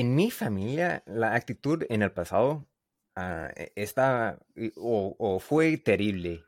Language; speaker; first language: Spanish; non-native, learner; English